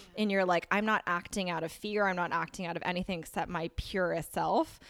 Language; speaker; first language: English; native; English